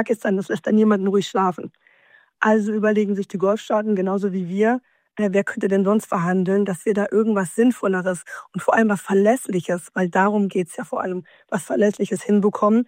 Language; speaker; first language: German; native; German